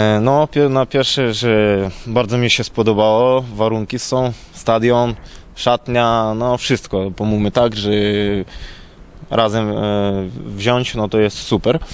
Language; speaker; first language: Polish; non-native, learner; Ukrainian